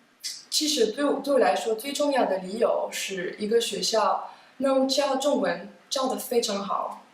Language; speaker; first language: Chinese; non-native, fluent; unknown